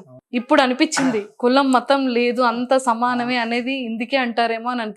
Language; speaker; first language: Telugu; native; Telugu